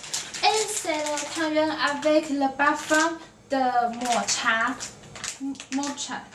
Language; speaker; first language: French; non-native, learner; Chinese